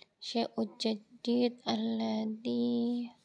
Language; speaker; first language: Arabic; non-native, learner; Indonesian